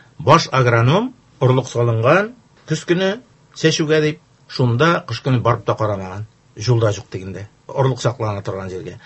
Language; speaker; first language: Tatar; native; Tatar